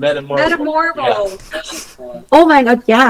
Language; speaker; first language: German; native; German